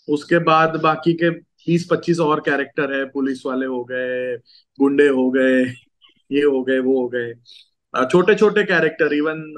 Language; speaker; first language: Hindi; non-native, local second language; Gujarati